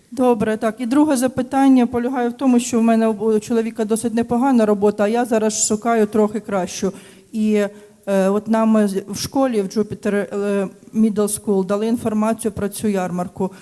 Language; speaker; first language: Ukrainian; native; Ukrainian